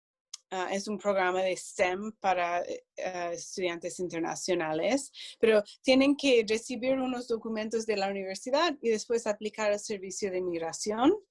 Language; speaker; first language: Spanish; non-native, fluent; English